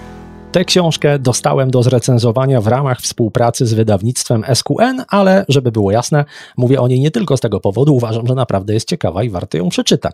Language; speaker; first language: Polish; native; Polish